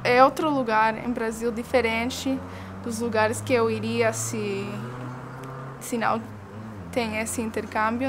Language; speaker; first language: Portuguese; non-native, fluent; Spanish